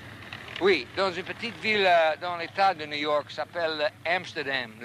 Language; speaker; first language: French; non-native, fluent; English